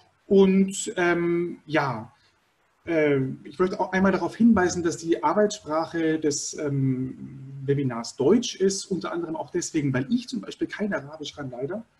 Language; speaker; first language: German; native; German